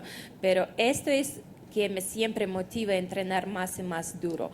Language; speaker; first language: Spanish; non-native, fluent; Russian